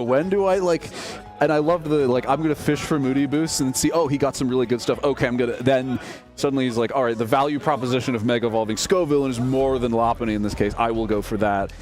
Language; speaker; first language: English; native; English